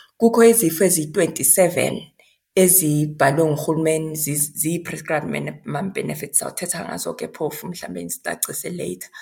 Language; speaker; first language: Xhosa; non-native, local second language; Zulu